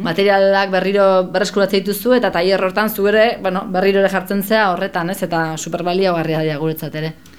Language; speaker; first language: Basque; native; Basque